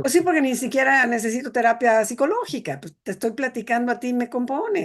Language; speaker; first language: Spanish; native; Spanish